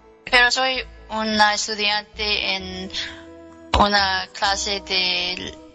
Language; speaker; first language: Spanish; non-native, learner; English